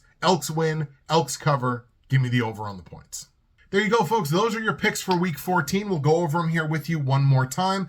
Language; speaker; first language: English; native; English